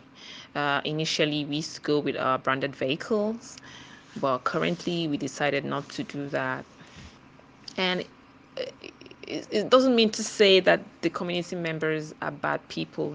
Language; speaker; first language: English; non-native, local second language; Igbo